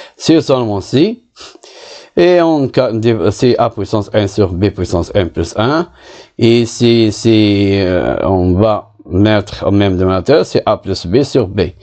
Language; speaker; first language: French; non-native, local second language; Arabic